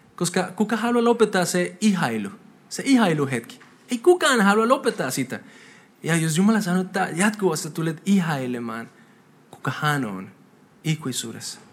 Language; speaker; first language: Finnish; non-native, fluent; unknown